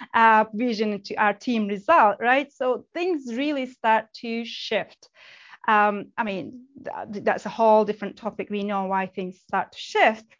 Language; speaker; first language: English; non-native, fluent; Turkish